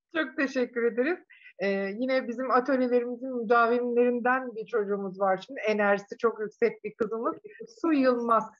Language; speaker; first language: Turkish; native; Turkish